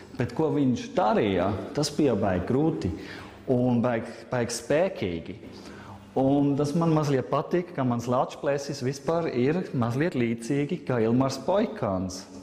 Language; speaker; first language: Latvian; non-native, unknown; German